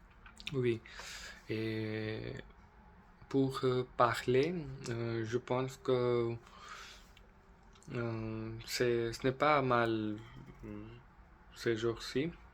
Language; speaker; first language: French; non-native, learner; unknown